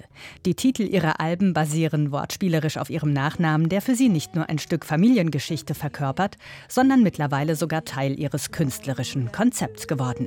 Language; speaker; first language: German; native; German